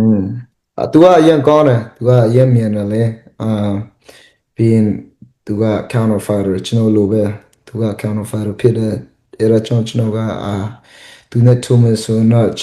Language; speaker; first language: Burmese; early bilingual, heritage; Burmese